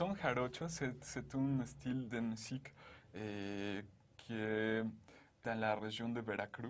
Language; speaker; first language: French; non-native, fluent; Spanish